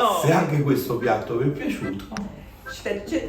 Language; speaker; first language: Italian; native; Italian